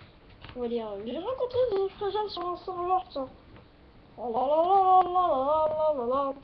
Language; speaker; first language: French; native; French